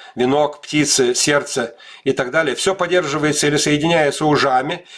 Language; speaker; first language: Russian; non-native, local second language; Lithuanian